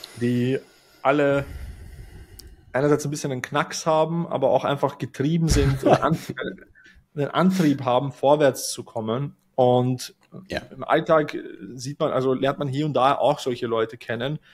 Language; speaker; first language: German; native; German